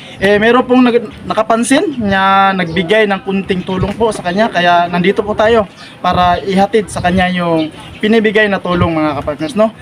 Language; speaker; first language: Filipino; non-native, local second language; Waray